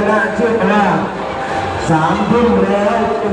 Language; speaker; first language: Thai; native; Thai